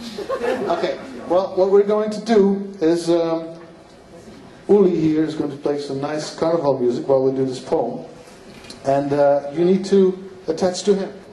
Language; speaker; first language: English; non-native, fluent; Western Frisian